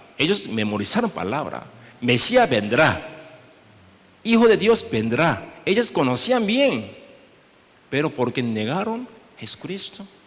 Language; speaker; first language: Spanish; non-native, learner; Korean